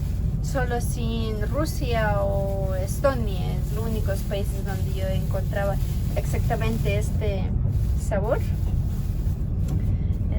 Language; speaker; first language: Spanish; non-native, local second language; Russian